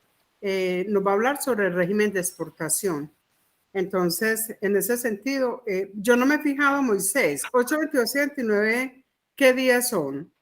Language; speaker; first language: Spanish; native; Spanish